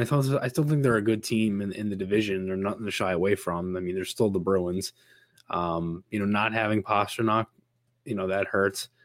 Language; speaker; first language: English; native; English